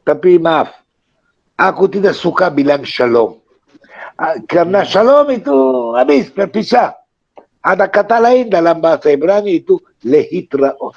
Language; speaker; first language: Indonesian; non-native, fluent; Hebrew